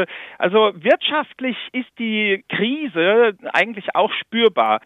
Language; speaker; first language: German; native; German